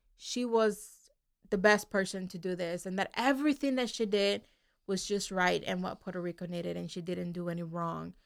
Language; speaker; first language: English; non-native, fluent; Spanish